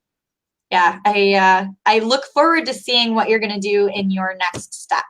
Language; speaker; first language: English; native; English